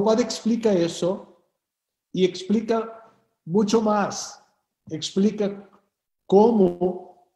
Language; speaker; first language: Spanish; non-native, fluent; Portuguese